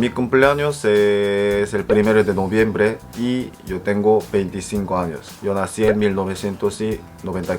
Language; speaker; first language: Spanish; non-native, fluent; Korean